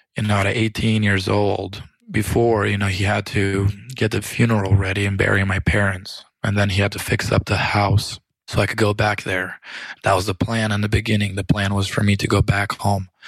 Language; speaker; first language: English; early bilingual, other home language; Romanian